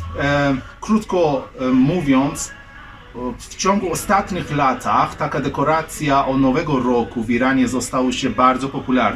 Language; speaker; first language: Polish; non-native, learner; Persian